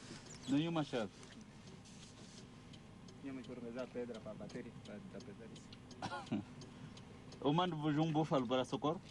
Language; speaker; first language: Portuguese; native; Portuguese